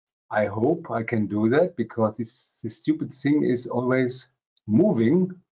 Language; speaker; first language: English; non-native, fluent; German